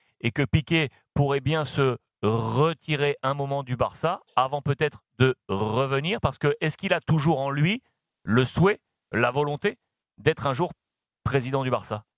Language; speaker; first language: French; native; French